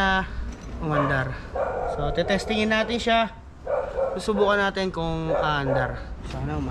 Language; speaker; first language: Filipino; native; Filipino